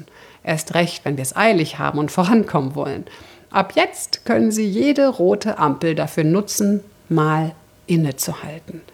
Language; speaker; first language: German; native; German